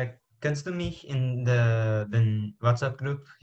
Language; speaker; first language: German; non-native, learner; Spanish